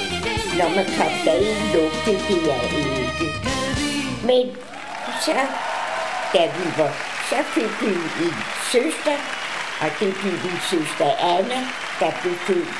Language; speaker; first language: Danish; early bilingual, other home language; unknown